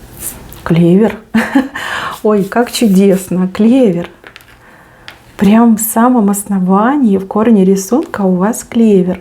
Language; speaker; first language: Russian; native; Russian